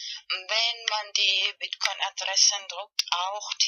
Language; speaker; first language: German; non-native, fluent; Spanish